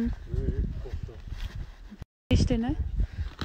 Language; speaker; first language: Portuguese; native; Portuguese